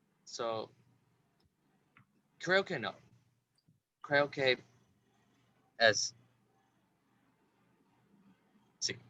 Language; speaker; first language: Spanish; non-native, learner; English